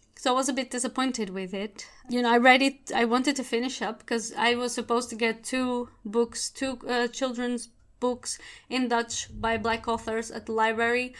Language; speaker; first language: English; non-native, fluent; Portuguese